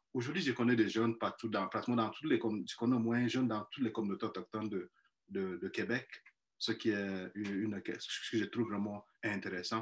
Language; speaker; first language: French; non-native, fluent; Igbo